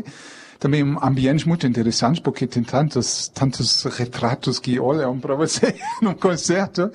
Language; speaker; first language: Portuguese; non-native, fluent; German